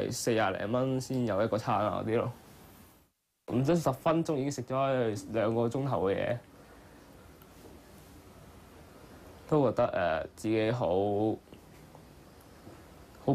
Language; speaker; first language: Chinese; non-native, local second language; Cantonese